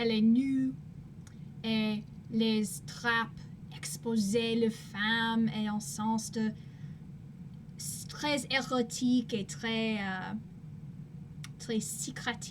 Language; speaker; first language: French; non-native, learner; English